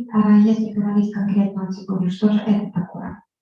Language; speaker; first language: Russian; native; Russian